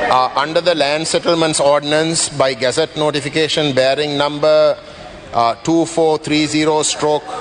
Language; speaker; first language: English; non-native, local second language; Tamil